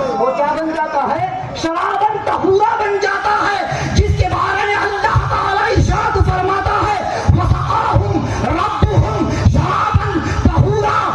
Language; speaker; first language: Urdu; native; Urdu